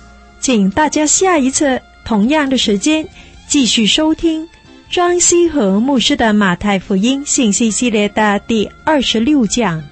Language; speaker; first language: Chinese; native; Chinese